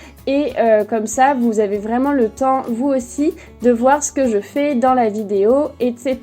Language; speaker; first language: French; native; French